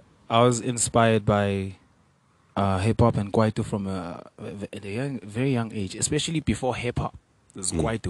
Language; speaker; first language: English; non-native, local second language; Venda